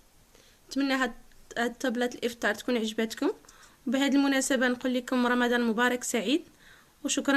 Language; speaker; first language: Arabic; native; Arabic